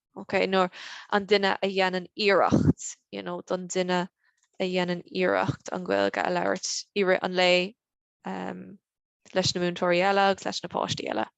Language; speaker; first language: Irish; non-native, local second language; English